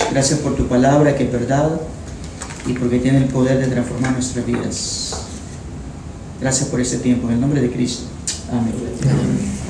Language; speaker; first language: Spanish; native; Spanish